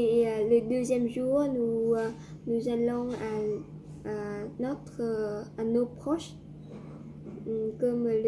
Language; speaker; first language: French; non-native, learner; Vietnamese